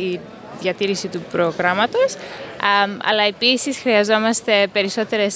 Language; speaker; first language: Greek; early bilingual, heritage; English